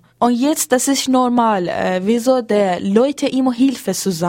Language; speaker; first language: German; non-native, learner; Persian